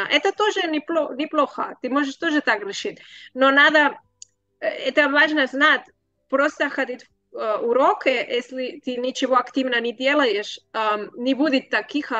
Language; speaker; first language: Russian; non-native, learner; Spanish